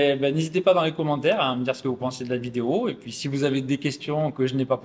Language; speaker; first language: French; native; French